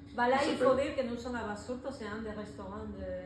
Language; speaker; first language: French; non-native, fluent; Spanish